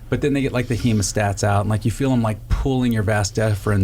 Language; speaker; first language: English; native; English